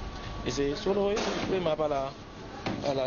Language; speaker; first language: Spanish; non-native, learner; Haitian Creole